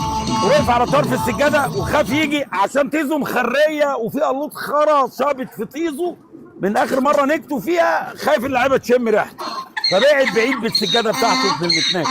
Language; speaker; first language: Arabic; native; Arabic